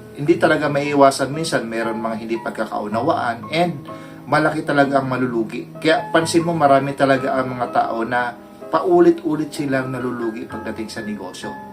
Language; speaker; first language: Filipino; native; Filipino